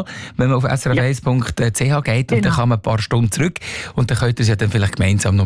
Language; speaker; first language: German; native; German